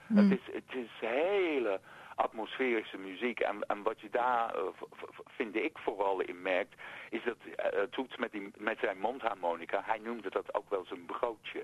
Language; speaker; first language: Dutch; non-native, fluent; English